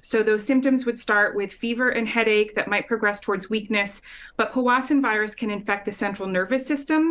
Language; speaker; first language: English; native; English